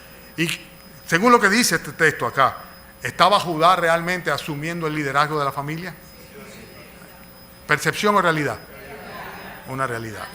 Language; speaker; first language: Spanish; native; Spanish